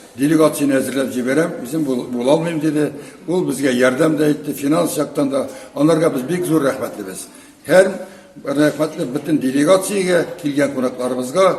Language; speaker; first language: Tatar; native; Tatar